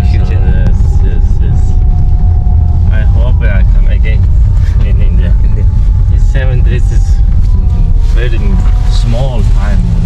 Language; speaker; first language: English; non-native, learner; Malayalam